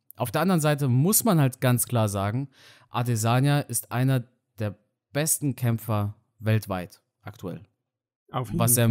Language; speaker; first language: German; native; German